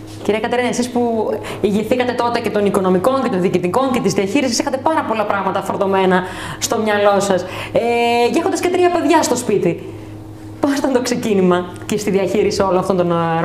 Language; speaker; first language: Greek; native; Greek